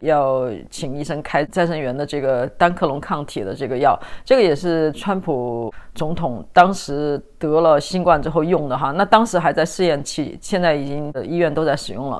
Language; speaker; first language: Chinese; native; Chinese